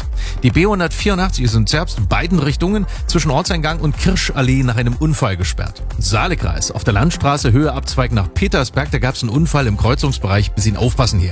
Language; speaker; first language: German; native; German